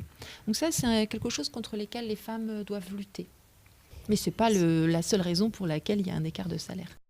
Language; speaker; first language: French; native; French